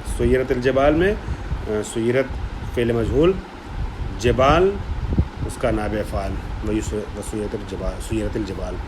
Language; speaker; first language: Urdu; native; Urdu